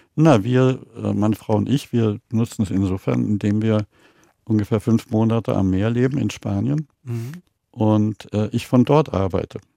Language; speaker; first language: German; native; German